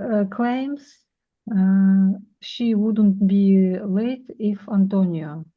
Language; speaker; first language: English; non-native, learner; Russian